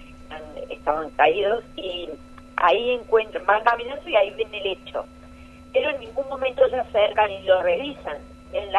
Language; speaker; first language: Spanish; native; Spanish